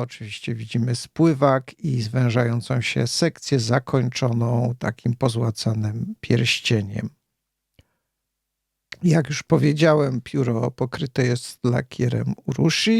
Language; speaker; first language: Polish; native; Polish